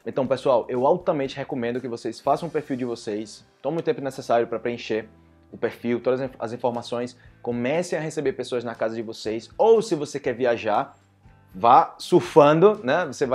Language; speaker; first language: Portuguese; native; Portuguese